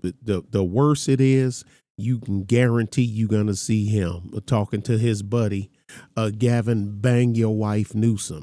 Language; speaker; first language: English; native; English